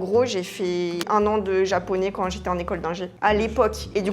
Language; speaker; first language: French; native; French